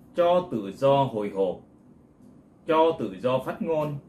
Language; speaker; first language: Vietnamese; non-native, local second language; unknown